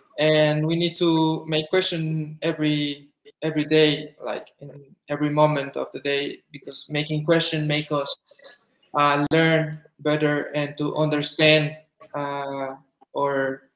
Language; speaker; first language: English; non-native, fluent; Spanish